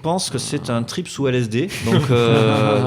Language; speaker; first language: French; native; French